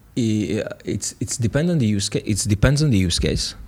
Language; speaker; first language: English; non-native, fluent; Hebrew